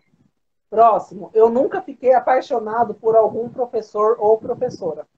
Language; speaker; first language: Portuguese; native; Portuguese